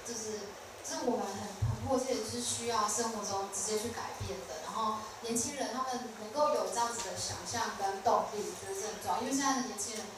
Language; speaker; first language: Chinese; native; Chinese